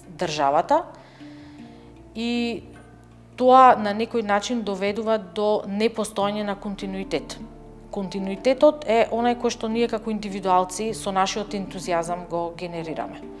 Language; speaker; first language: Macedonian; native; Macedonian